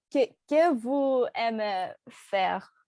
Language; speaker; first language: French; non-native, learner; English